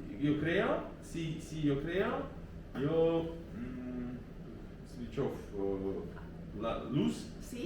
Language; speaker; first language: Spanish; non-native, learner; Korean